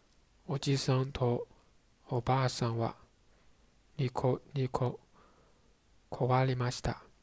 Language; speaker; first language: Japanese; non-native, learner; Chinese